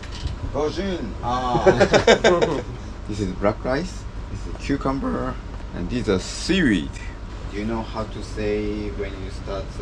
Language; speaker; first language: English; non-native, learner; Japanese